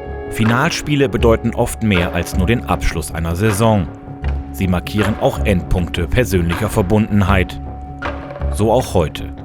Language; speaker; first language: German; native; German